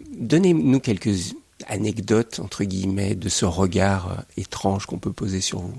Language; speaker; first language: French; native; French